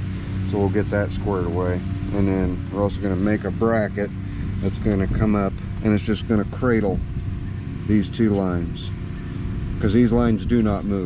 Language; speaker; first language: English; native; English